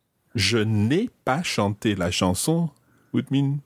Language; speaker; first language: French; non-native, fluent; English